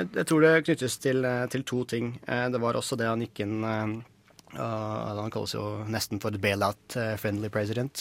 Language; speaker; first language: Norwegian; native; Norwegian